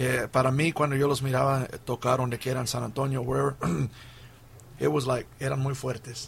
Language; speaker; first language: Spanish; early bilingual, heritage; Spanish